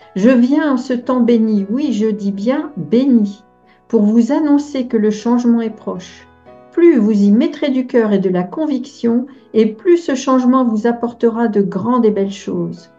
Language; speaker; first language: French; native; French